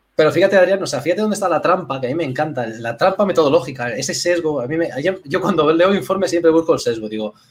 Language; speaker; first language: Spanish; native; Spanish